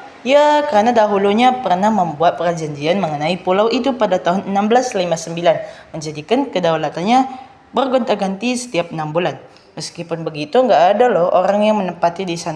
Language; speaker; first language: Indonesian; native; Indonesian